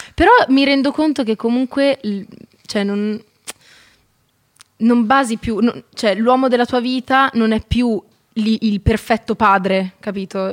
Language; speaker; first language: Italian; native; Italian